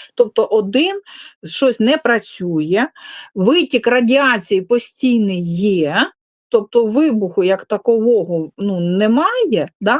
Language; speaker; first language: Ukrainian; non-native, local second language; Russian